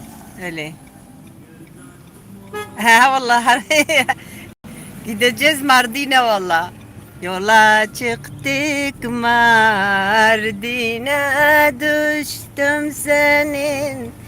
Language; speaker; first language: Turkish; non-native, local second language; Kurdish